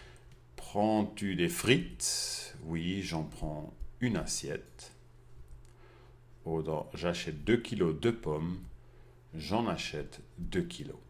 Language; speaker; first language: French; non-native, fluent; German